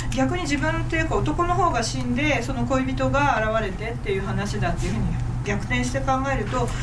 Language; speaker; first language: Japanese; native; Japanese